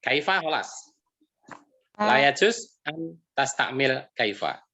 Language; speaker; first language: Arabic; non-native, learner; Indonesian